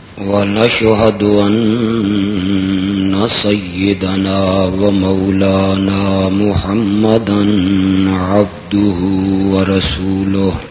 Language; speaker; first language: Urdu; non-native, local second language; Punjabi